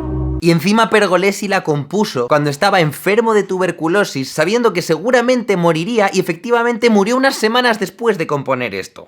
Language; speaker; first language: Spanish; native; Spanish